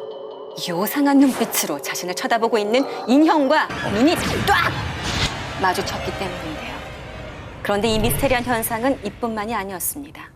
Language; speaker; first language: Korean; native; Korean